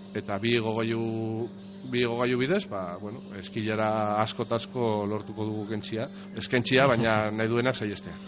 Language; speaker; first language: Basque; non-native, local second language; Spanish